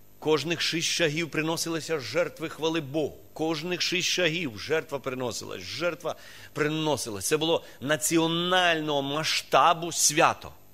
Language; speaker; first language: Ukrainian; non-native, local second language; Russian